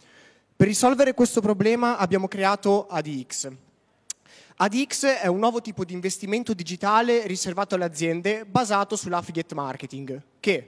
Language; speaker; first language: Italian; native; Italian